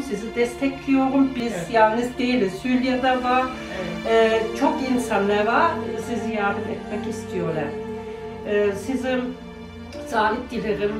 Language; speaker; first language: Turkish; non-native, learner; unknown